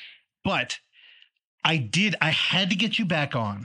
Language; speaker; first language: English; native; English